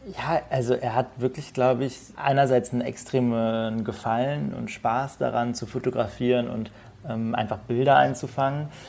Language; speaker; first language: German; early bilingual, other home language; Persian